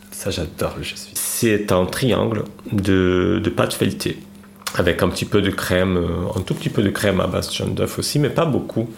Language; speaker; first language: French; non-native, fluent; Portuguese